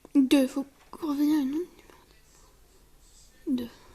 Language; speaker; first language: French; native; French